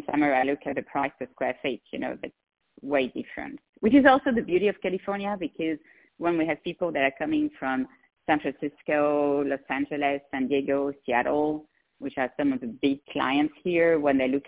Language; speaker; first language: English; non-native, fluent; French